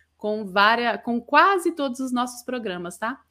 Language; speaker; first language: Portuguese; native; Portuguese